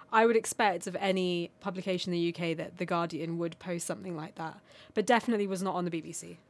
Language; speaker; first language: English; non-native, local second language; Armenian